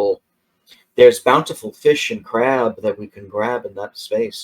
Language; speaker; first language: English; native; English